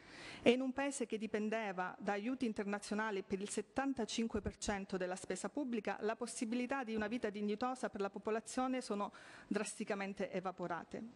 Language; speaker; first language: Italian; native; Italian